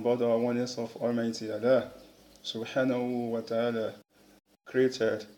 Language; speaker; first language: English; non-native, local second language; Yoruba